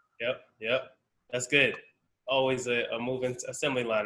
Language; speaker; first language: English; native; English